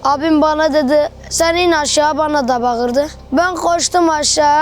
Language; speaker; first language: Turkish; early bilingual, other home language; Arabic